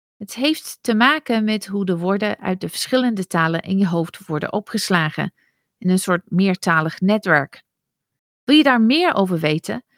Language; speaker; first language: Dutch; non-native, fluent; English